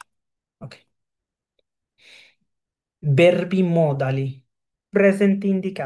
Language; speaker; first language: Italian; non-native, learner; Bangla